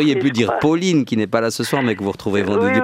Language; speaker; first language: French; native; French